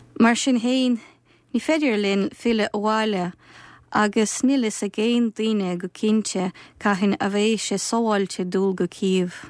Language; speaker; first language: Irish; non-native, fluent; Ukrainian